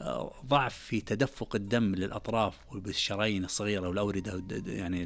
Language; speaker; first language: Arabic; native; Arabic